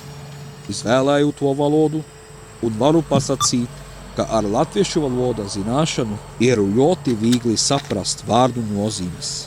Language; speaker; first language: Latvian; non-native, learner; Czech